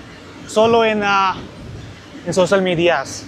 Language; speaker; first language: Spanish; non-native, learner; Hindi